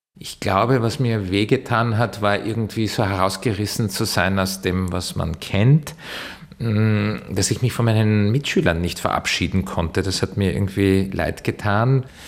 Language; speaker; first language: German; early bilingual, other home language; Turkish